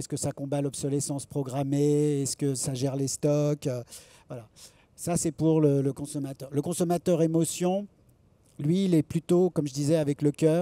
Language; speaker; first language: French; native; French